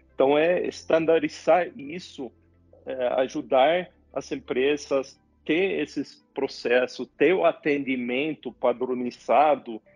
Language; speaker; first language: Portuguese; non-native, fluent; Swedish